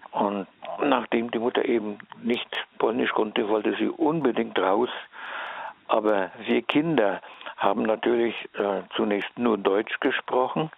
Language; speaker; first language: German; early bilingual, heritage; German